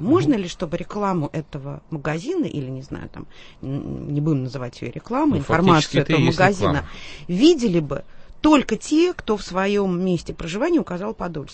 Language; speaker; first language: Russian; native; Russian